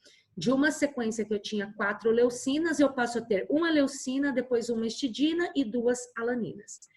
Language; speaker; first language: Portuguese; native; Portuguese